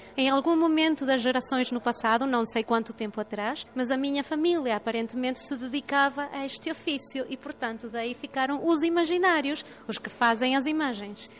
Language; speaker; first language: Portuguese; early bilingual, heritage; Portuguese